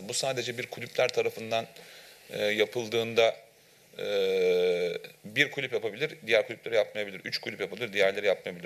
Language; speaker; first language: Turkish; native; Turkish